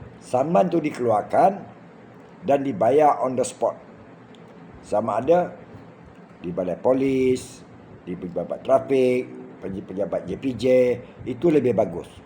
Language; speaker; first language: Malay; native; Malay